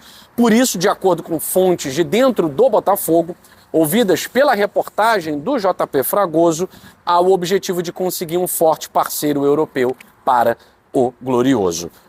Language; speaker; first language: Portuguese; native; Portuguese